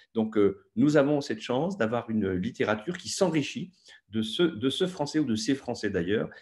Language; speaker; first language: French; native; French